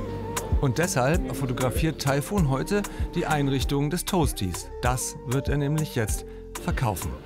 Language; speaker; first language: German; native; German